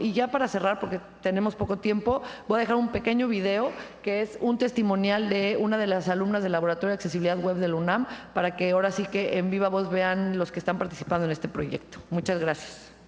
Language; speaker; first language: Spanish; native; Spanish